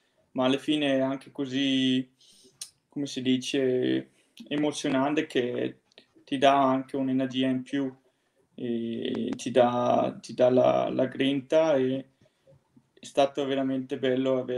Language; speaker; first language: Italian; non-native, fluent; Danish